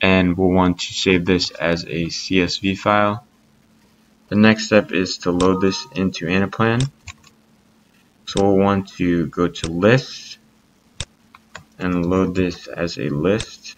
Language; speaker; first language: English; native; English